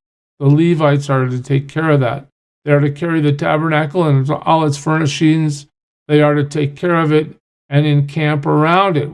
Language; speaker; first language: English; native; English